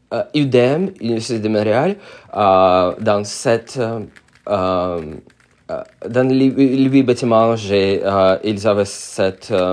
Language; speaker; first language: French; non-native, learner; Russian